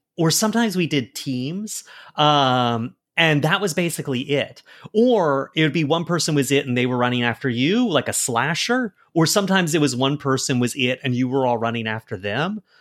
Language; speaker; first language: English; native; English